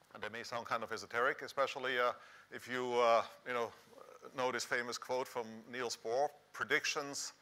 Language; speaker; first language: English; non-native, fluent; Swiss German